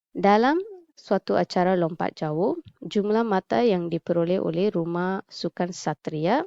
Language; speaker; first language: Malay; non-native, local second language; Tamil